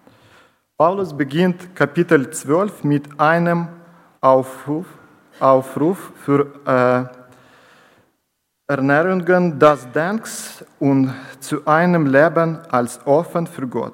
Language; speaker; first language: German; non-native, learner; Ukrainian